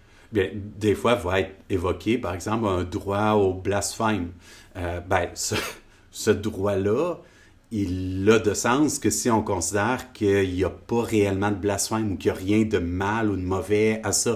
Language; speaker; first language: French; native; French